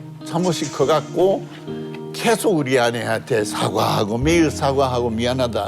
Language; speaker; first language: Korean; non-native, fluent; English